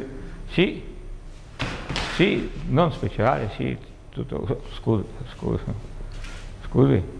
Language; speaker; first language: Italian; non-native, learner; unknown